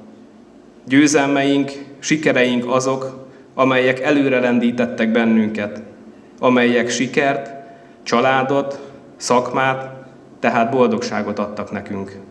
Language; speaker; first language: Hungarian; native; Hungarian